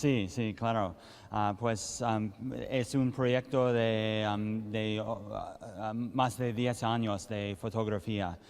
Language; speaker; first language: Spanish; early bilingual, heritage; English